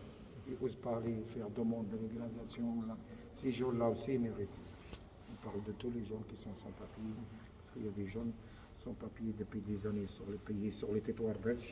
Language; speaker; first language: French; non-native, fluent; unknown